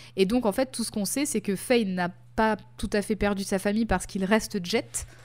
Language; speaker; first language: French; native; French